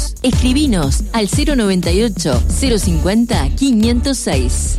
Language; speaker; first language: Spanish; native; Spanish